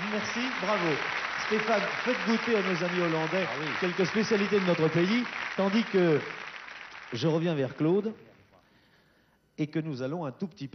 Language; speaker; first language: French; native; French